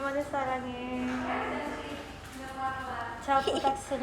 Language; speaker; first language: Korean; non-native, learner; Indonesian